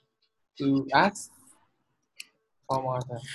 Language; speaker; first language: English; non-native, learner; Vietnamese